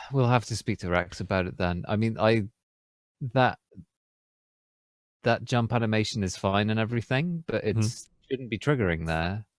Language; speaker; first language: English; native; English